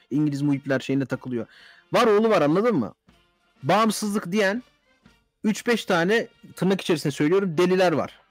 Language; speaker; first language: Turkish; early bilingual, heritage; Turkish